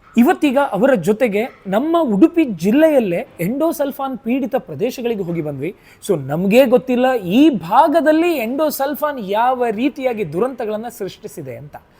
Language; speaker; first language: Kannada; native; Kannada